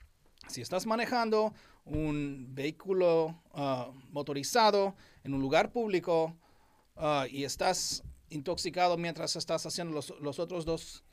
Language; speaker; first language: Spanish; non-native, fluent; English